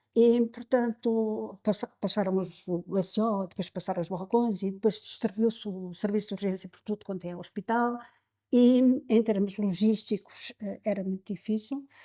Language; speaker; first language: Portuguese; native; Portuguese